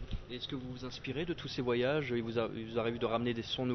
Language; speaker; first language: French; native; French